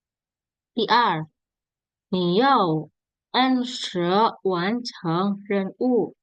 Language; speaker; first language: Chinese; non-native, fluent; Indonesian